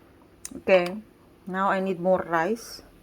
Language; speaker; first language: English; non-native, local second language; Chavacano